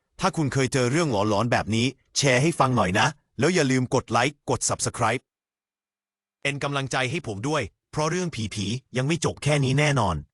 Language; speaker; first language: Thai; native; Thai